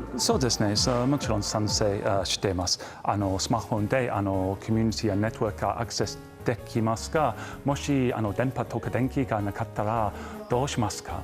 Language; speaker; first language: Japanese; non-native, fluent; English